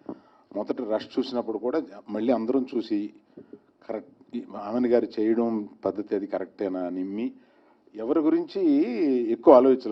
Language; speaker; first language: Telugu; native; Telugu